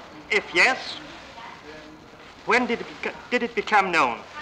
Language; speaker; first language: English; non-native, fluent; German